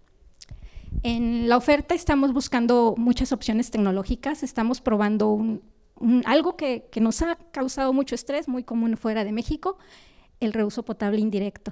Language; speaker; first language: Spanish; native; Spanish